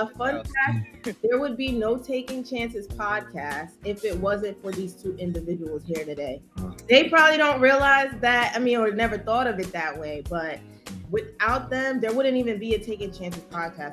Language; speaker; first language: English; native; English